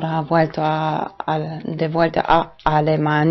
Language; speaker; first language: Spanish; non-native, fluent; German